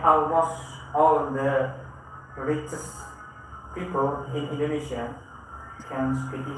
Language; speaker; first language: English; non-native, learner; Indonesian